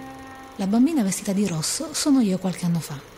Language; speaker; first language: Italian; native; Italian